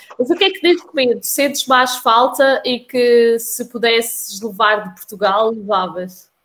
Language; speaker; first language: Portuguese; native; Portuguese